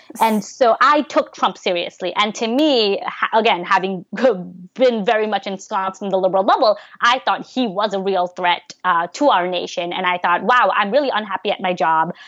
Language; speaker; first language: English; early bilingual, other home language; Bangla